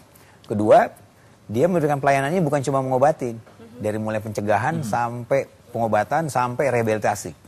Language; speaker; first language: Indonesian; native; Indonesian